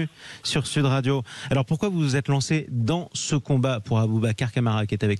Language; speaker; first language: French; native; French